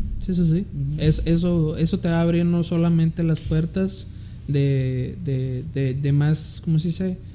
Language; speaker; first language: Spanish; early bilingual, heritage; Spanish